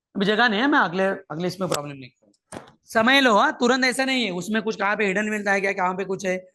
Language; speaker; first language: Hindi; non-native, local second language; Marathi